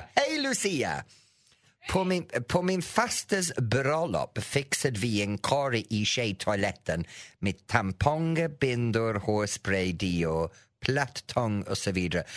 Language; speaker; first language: Swedish; non-native, fluent; English